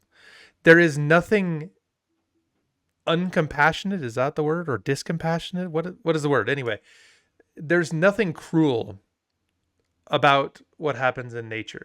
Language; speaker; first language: English; native; English